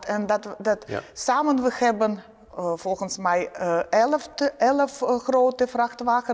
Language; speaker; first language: Dutch; non-native, learner; Ukrainian